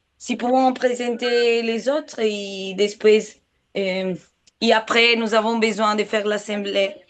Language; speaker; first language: French; non-native, learner; Spanish